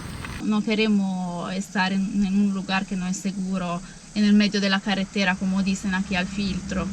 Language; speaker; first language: Spanish; non-native, learner; Italian